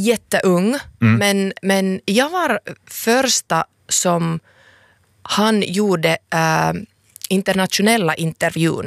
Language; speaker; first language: Swedish; non-native, local second language; Finnish